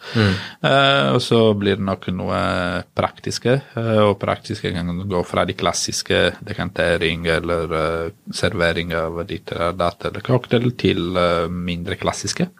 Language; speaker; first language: Norwegian; non-native, fluent; Italian